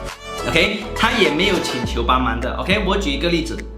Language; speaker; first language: Chinese; native; Chinese